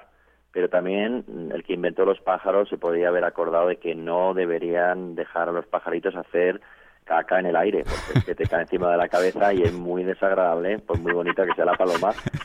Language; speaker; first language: Spanish; native; Spanish